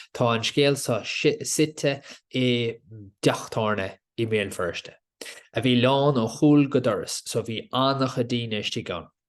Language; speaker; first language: Irish; native; Irish